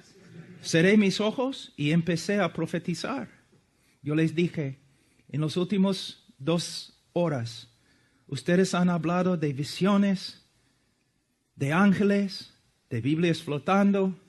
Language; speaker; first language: Spanish; non-native, fluent; English